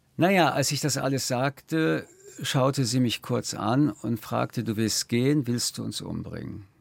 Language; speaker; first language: German; early bilingual, other home language; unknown